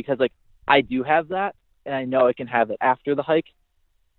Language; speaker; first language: English; native; English